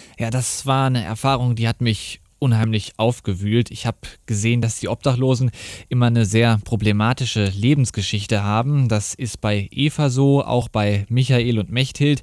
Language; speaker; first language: German; native; German